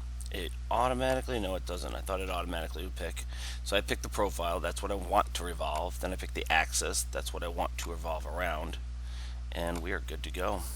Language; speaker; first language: English; native; English